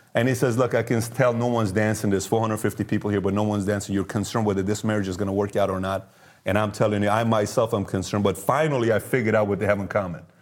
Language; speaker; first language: English; early bilingual, other home language; Persian